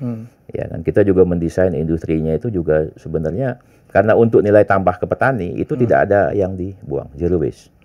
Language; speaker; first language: Indonesian; native; Indonesian